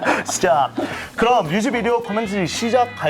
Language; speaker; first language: Korean; non-native, fluent; English